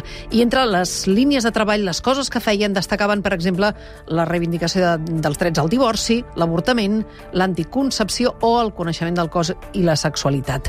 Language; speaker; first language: Catalan; native; Catalan